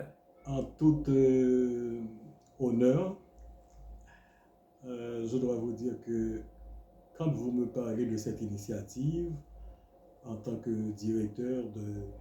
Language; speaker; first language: French; non-native, local second language; Haitian Creole